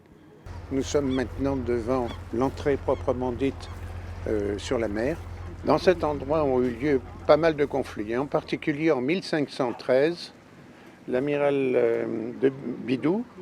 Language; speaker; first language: French; native; French